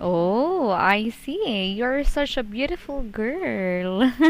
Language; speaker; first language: English; non-native, fluent; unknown